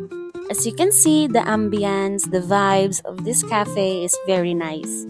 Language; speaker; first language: English; non-native, local second language; Cebuano